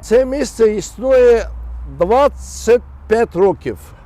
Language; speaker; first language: Ukrainian; non-native, fluent; Azerbaijani